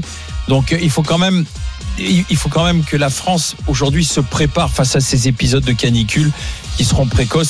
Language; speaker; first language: French; native; French